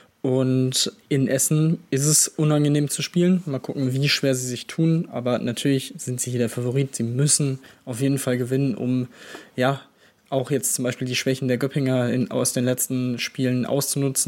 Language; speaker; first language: German; native; German